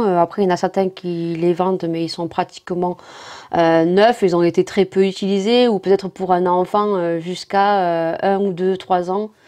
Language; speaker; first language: French; native; French